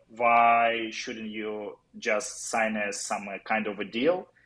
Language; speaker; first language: English; non-native, fluent; Ukrainian